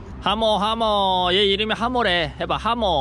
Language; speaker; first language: Korean; native; Korean